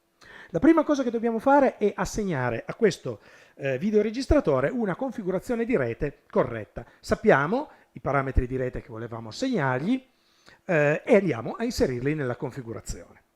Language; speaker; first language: Italian; native; Italian